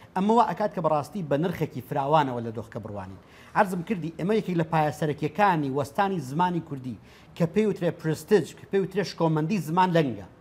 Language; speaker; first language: Central Kurdish; native; Central Kurdish